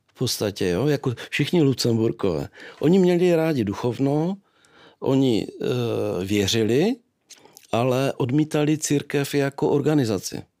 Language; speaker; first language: Czech; native; Czech